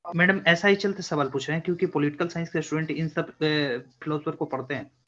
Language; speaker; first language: Hindi; native; Hindi